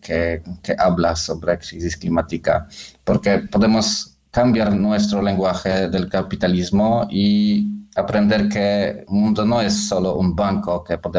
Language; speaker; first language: Spanish; non-native, learner; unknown